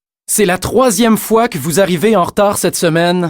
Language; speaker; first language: French; native; French